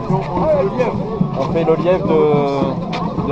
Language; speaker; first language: French; native; French